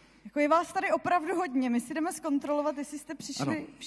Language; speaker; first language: Czech; native; Czech